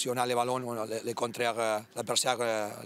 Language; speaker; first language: French; non-native, fluent; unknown